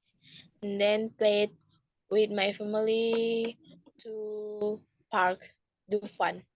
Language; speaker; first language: English; non-native, learner; Indonesian